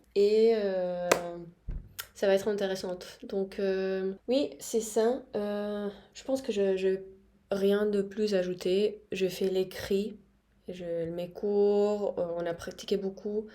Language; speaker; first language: French; non-native, fluent; Spanish